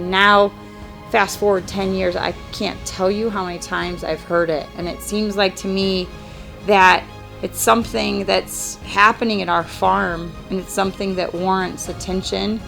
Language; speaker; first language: English; native; English